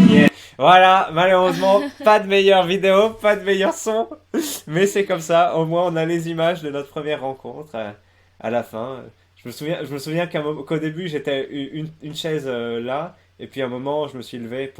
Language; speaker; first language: French; native; French